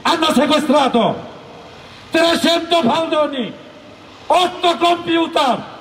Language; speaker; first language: Italian; non-native, learner; Bangla